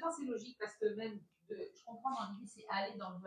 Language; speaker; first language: French; native; French